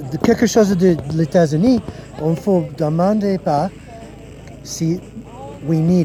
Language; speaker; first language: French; non-native, learner; English